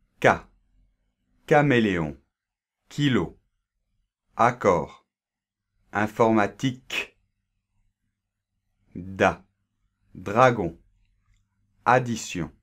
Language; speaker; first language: French; native; French